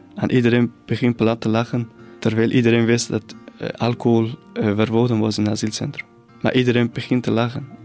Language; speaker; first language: Dutch; non-native, fluent; Persian